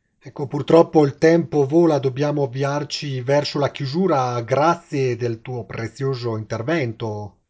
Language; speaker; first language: Italian; native; Italian